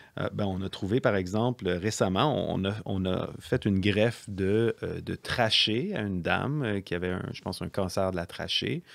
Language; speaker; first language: French; native; French